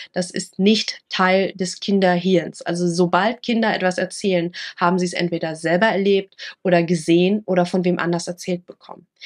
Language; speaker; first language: German; early bilingual, other home language; Vietnamese